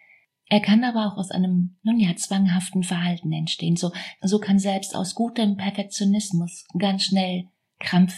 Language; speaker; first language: German; native; German